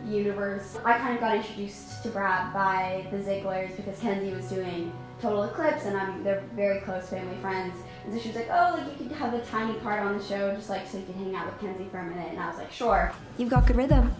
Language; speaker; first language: English; native; English